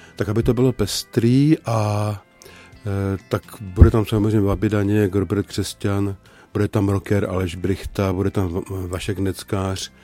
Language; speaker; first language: Czech; native; Czech